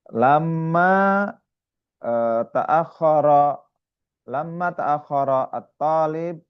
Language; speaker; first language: Arabic; non-native, fluent; Indonesian